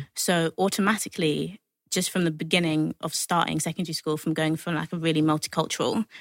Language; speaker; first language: English; native; English